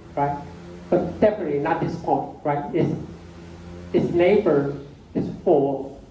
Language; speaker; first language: English; non-native, fluent; Chinese